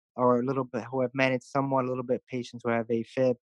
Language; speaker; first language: English; native; English